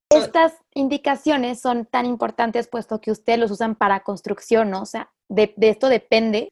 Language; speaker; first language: Spanish; native; Spanish